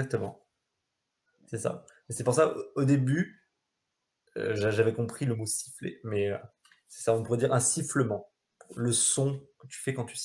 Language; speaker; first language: French; native; French